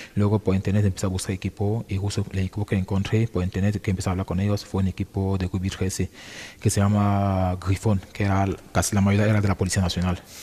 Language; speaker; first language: Spanish; non-native, fluent; French